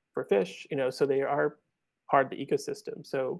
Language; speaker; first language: English; native; English